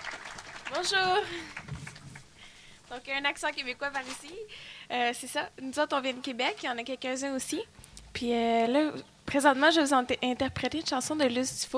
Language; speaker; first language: French; native; French